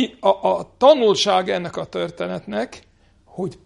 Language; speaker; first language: Hungarian; non-native, fluent; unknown